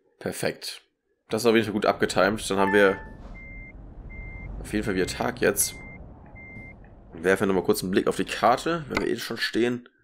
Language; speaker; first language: German; native; German